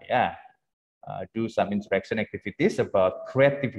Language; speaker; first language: English; non-native, fluent; Indonesian